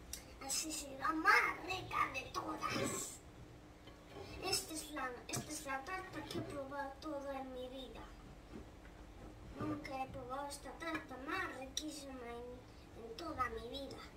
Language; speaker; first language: Spanish; early bilingual, other home language; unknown